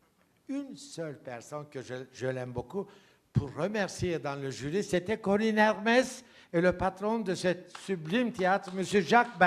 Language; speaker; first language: French; non-native, fluent; Turkish